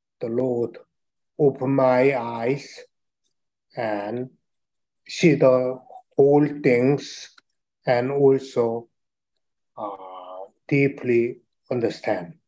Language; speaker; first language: English; non-native, learner; Chinese